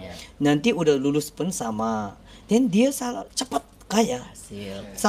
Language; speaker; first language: Indonesian; non-native, learner; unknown